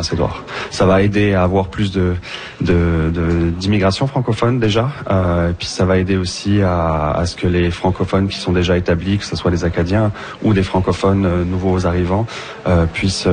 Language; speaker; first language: French; native; French